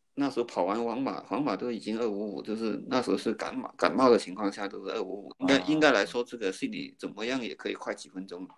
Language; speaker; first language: Chinese; non-native, fluent; Cantonese